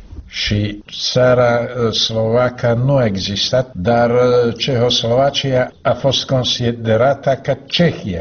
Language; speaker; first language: Romanian; non-native, learner; Slovak